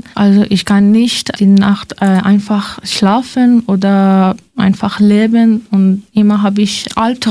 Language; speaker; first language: German; non-native, learner; Persian